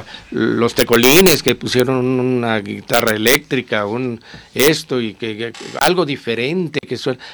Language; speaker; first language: Spanish; native; Spanish